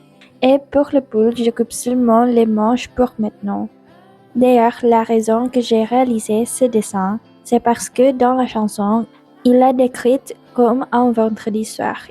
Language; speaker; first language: French; non-native, learner; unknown